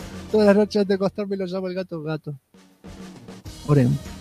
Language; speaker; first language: Spanish; native; Spanish